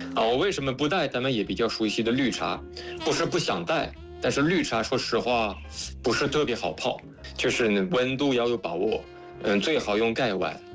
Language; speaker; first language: Chinese; non-native, fluent; French